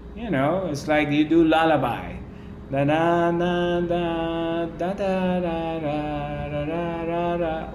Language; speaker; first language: English; non-native, fluent; Persian